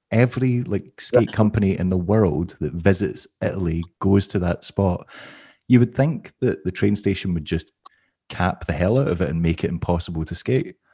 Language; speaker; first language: English; native; English